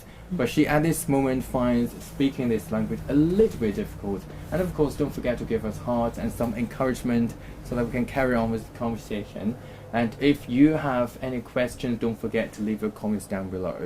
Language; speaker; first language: English; non-native, fluent; Chinese